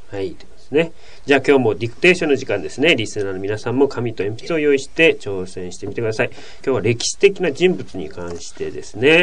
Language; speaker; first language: Japanese; native; Japanese